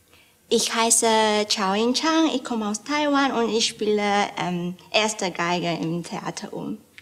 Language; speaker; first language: German; non-native, fluent; Chinese